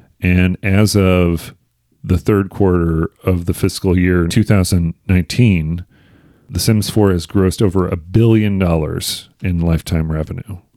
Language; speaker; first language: English; native; English